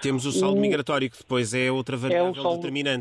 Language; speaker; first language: Portuguese; native; Portuguese